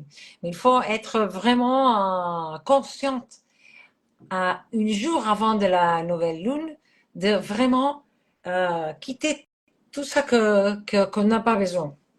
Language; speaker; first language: French; non-native, fluent; Catalan